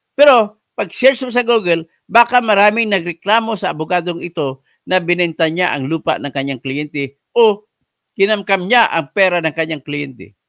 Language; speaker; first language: Filipino; non-native, local second language; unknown